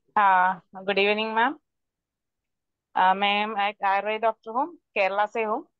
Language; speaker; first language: Hindi; non-native, local second language; Malayalam